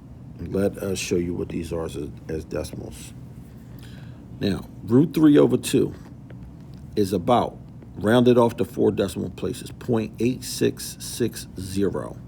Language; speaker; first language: English; native; English